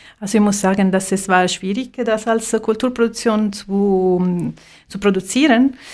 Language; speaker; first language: German; non-native, fluent; Italian